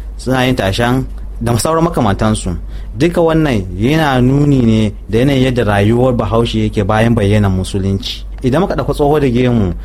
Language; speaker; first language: Hausa; native; Hausa